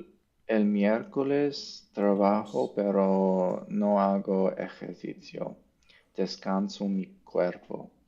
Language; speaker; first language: Spanish; non-native, learner; English